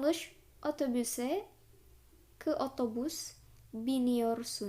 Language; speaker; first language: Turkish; non-native, fluent; Indonesian